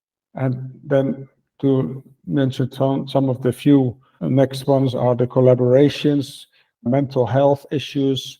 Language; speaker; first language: English; non-native, fluent; Dutch